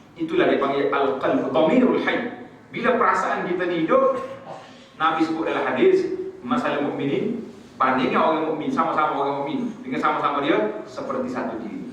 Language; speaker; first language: Malay; native; Malay